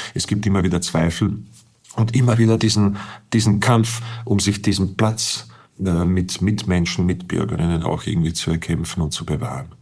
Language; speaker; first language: German; non-native, fluent; Bosnian